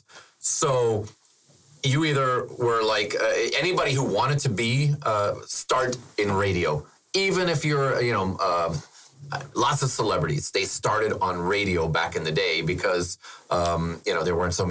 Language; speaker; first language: English; non-native, fluent; German